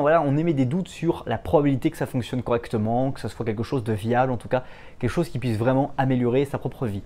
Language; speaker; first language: French; native; French